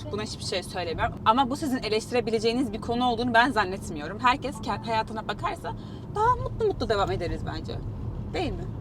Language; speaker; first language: Turkish; native; Turkish